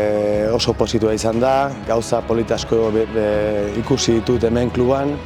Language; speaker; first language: Basque; non-native, local second language; Spanish